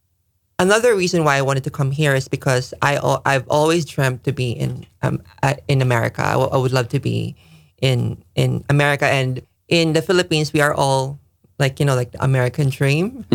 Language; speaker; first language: English; non-native, local second language; Filipino